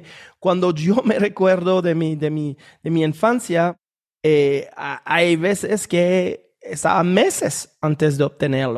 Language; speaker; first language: Spanish; non-native, fluent; French